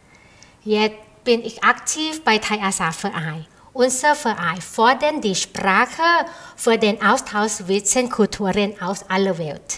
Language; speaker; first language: German; non-native, fluent; Thai